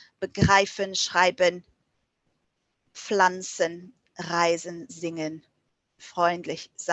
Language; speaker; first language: German; non-native, fluent; English